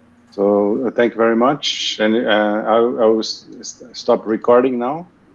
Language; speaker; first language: English; non-native, fluent; Portuguese